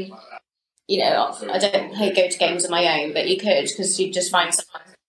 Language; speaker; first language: English; native; English